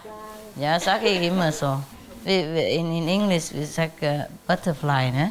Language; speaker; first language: German; non-native, learner; Vietnamese